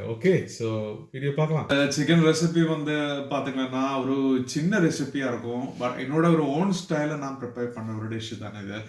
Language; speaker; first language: Tamil; non-native, learner; Malayalam